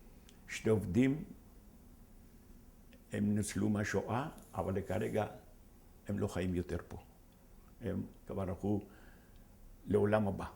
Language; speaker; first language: Hebrew; non-native, fluent; Ladino